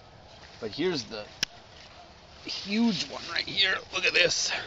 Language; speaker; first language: English; native; English